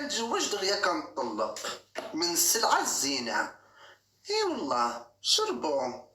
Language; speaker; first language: Arabic; native; Arabic